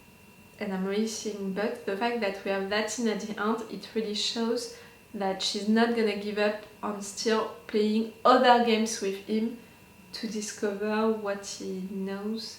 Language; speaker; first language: English; non-native, fluent; French